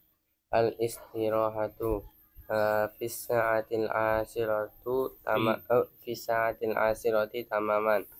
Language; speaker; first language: Arabic; non-native, learner; Indonesian